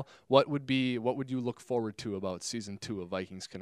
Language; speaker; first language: English; native; English